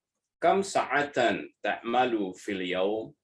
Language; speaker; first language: Arabic; non-native, learner; Indonesian